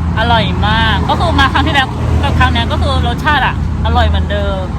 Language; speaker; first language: Thai; native; Thai